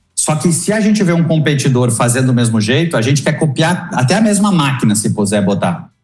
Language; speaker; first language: Portuguese; native; Portuguese